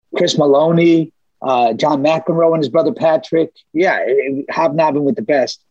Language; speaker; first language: English; early bilingual, other home language; Spanish